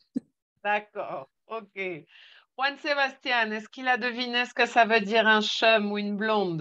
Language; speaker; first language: French; native; French